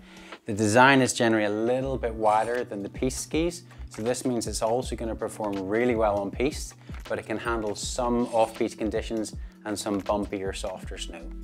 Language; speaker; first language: English; native; English